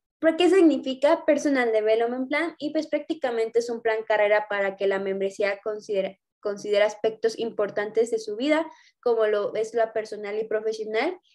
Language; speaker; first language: Spanish; native; Spanish